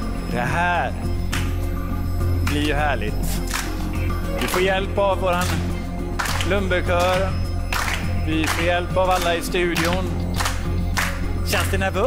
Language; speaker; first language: Swedish; native; Swedish